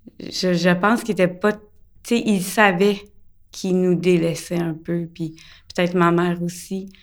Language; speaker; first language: French; early bilingual, other home language; English